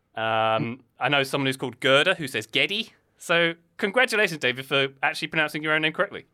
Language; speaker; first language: English; native; English